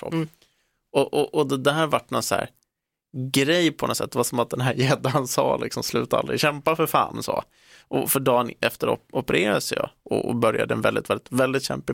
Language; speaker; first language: Swedish; native; Swedish